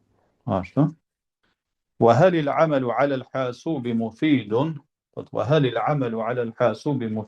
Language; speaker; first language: Arabic; non-native, fluent; Albanian